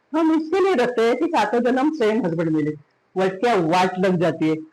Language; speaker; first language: Hindi; non-native, local second language; Marathi